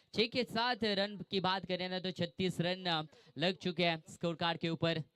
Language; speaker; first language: Hindi; non-native, local second language; Marathi